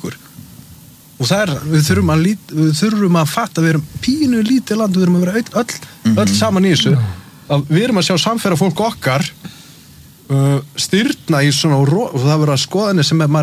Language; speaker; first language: Icelandic; native; Icelandic